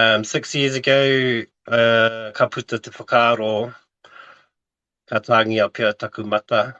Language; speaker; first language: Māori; non-native, local second language; English